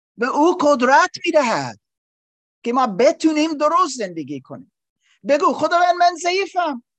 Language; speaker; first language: Persian; non-native, learner; English